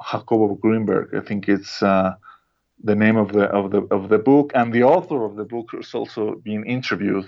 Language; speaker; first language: English; non-native, fluent; Spanish